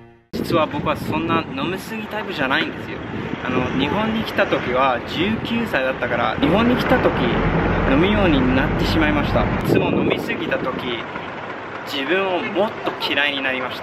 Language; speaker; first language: Japanese; non-native, fluent; English